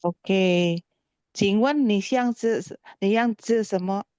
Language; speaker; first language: Chinese; non-native, learner; Indonesian